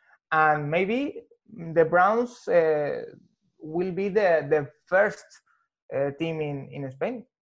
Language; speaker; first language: English; non-native, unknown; Spanish